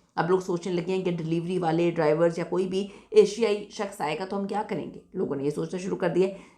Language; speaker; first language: Urdu; native; Urdu